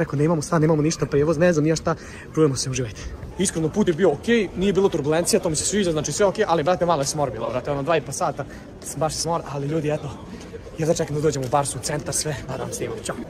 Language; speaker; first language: Croatian; native; Croatian